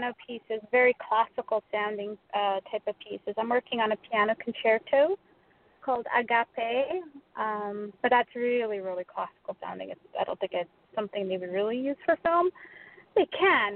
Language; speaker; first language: English; native; English